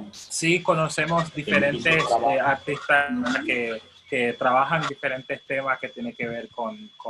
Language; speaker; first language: Spanish; non-native, fluent; Haitian Creole